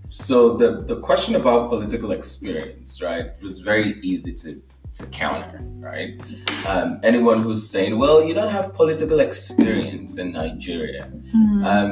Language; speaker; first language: English; non-native, local second language; Igbo